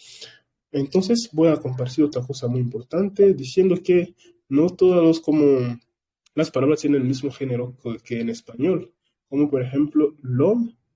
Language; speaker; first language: Spanish; non-native, fluent; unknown